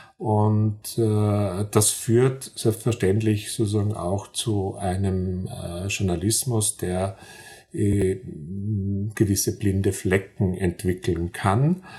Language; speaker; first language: German; native; German